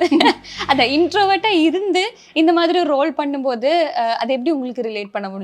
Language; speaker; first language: Tamil; native; Tamil